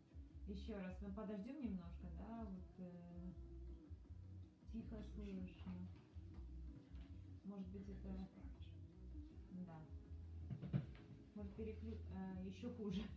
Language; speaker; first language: Russian; non-native, fluent; Polish